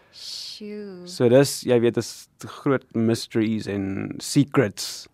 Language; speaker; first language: Afrikaans; non-native, local second language; English